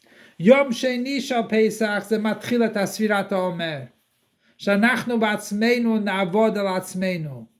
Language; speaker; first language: Hebrew; non-native, fluent; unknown